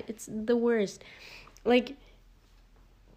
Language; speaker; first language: English; non-native, fluent; Norwegian